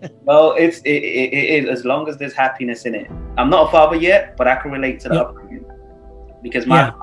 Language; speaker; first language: English; non-native, local second language; Yoruba